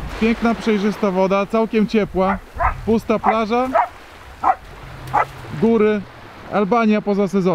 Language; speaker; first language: Polish; native; Polish